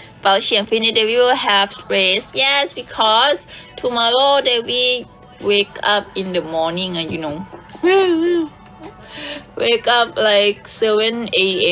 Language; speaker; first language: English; non-native, learner; Thai